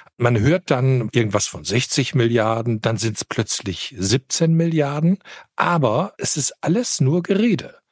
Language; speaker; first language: German; native; German